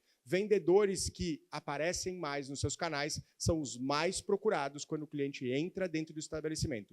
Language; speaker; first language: Portuguese; native; Portuguese